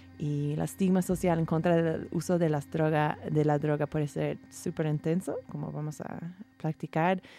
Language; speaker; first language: Spanish; non-native, fluent; English